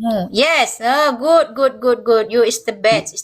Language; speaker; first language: English; non-native, learner; Indonesian